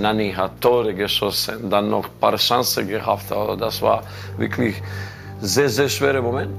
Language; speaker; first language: German; non-native, learner; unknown